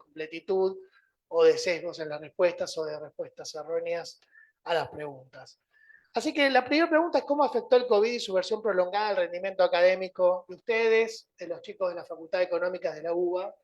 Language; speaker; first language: Spanish; native; Spanish